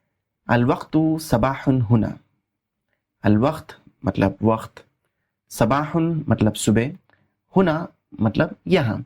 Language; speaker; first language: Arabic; non-native, fluent; Urdu